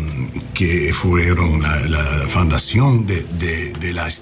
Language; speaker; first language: Spanish; non-native, learner; English